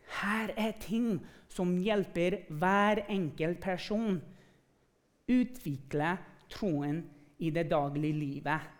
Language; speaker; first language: Norwegian; non-native, fluent; English